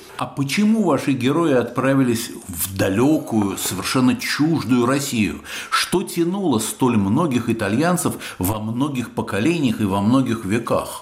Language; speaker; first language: Russian; native; Russian